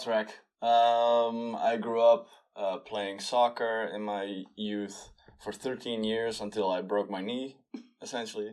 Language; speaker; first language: English; non-native, fluent; Dutch